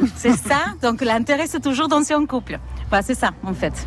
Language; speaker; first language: French; non-native, fluent; Spanish